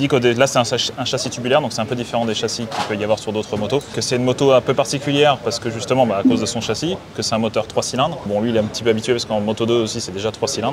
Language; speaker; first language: French; native; French